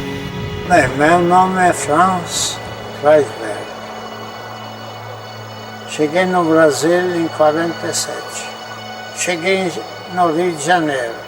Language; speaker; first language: Portuguese; non-native, fluent; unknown